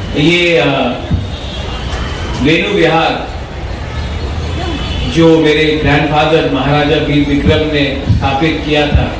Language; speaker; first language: Hindi; non-native, local second language; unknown